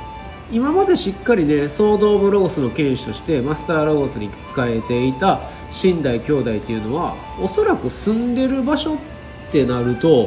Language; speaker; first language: Japanese; native; Japanese